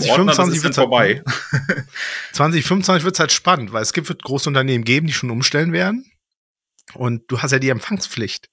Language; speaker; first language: German; native; German